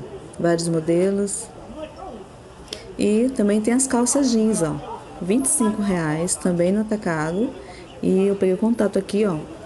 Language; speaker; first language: Portuguese; native; Portuguese